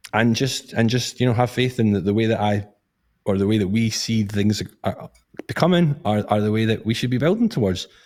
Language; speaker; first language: English; native; English